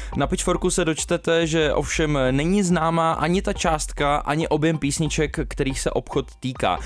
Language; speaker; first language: Czech; native; Czech